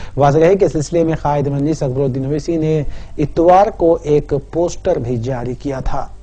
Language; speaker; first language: Urdu; native; Urdu